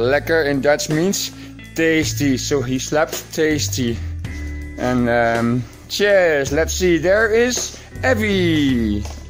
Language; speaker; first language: English; non-native, fluent; Dutch